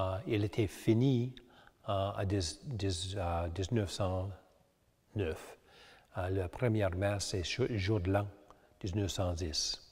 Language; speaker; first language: French; early bilingual, heritage; English